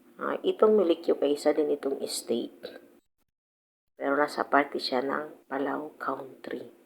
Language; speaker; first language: Filipino; non-native, local second language; Cebuano